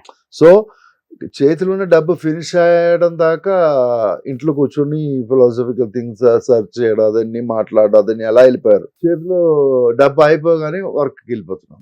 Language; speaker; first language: Telugu; non-native, learner; Malayalam